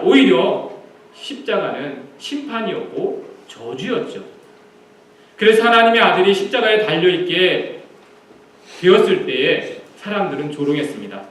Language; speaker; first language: Korean; native; Korean